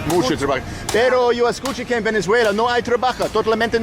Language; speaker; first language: Spanish; non-native, learner; English